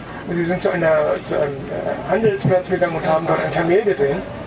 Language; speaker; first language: German; native; German